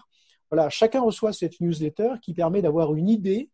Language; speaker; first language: French; native; French